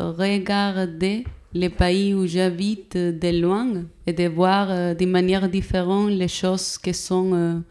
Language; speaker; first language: French; non-native, fluent; Spanish